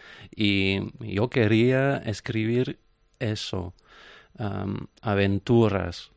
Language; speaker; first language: Spanish; non-native, fluent; French